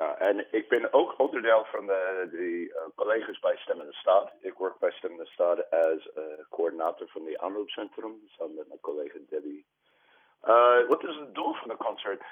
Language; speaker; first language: Dutch; non-native, fluent; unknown